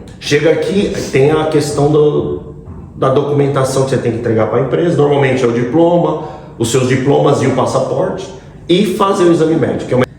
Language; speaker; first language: Portuguese; native; Portuguese